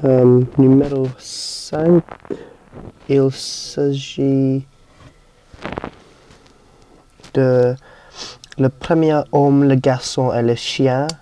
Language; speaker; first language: French; non-native, learner; English